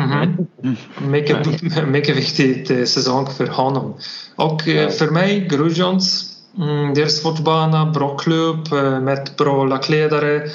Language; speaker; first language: Swedish; non-native, learner; Polish